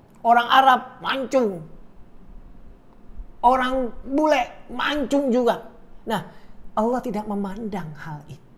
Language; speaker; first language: Indonesian; native; Indonesian